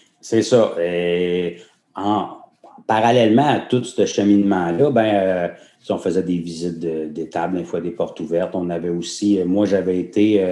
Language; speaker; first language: French; native; French